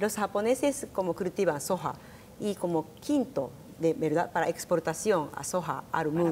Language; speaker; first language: Spanish; non-native, learner; Japanese